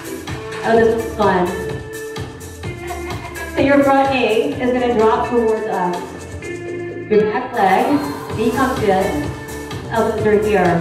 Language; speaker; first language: English; native; English